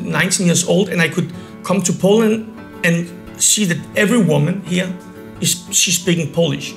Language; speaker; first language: English; non-native, fluent; Polish